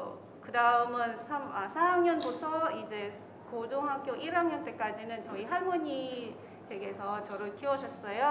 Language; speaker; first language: Korean; non-native, fluent; Filipino